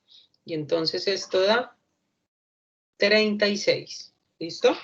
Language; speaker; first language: Spanish; native; Spanish